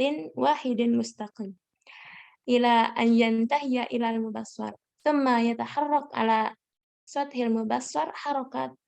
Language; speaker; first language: Arabic; non-native, learner; Indonesian